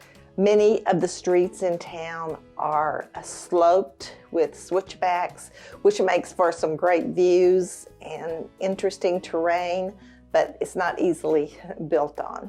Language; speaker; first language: English; native; English